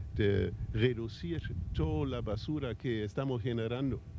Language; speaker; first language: Spanish; non-native, fluent; German